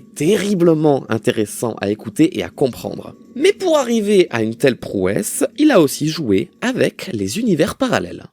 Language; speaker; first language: French; native; French